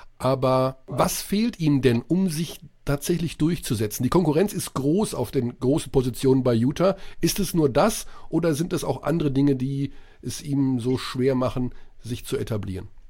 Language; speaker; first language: German; native; German